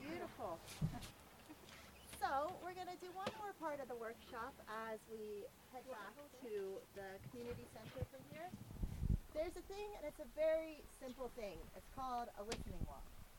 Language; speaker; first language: English; native; English